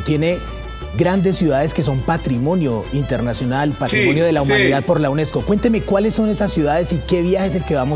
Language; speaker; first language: Spanish; native; Spanish